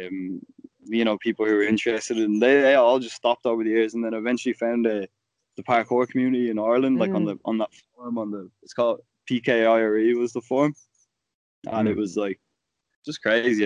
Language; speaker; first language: English; native; English